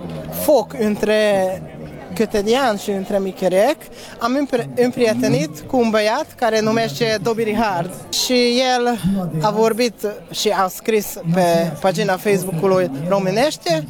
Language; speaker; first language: Romanian; non-native, learner; Hungarian